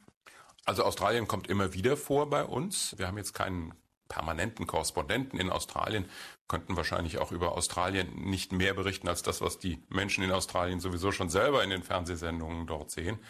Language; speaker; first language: German; native; German